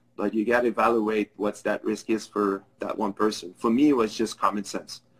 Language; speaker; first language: English; non-native, fluent; French